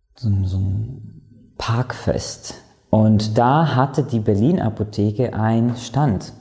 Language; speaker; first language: German; non-native, fluent; Latvian